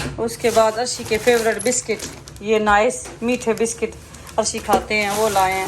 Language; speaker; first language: Urdu; native; Urdu